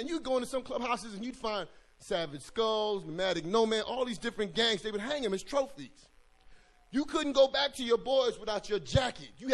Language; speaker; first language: English; native; English